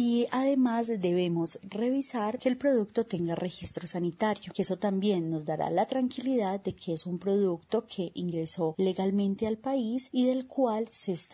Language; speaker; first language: Spanish; native; Spanish